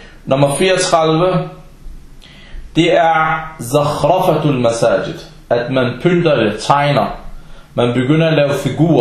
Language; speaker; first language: Danish; early bilingual, other home language; Arabic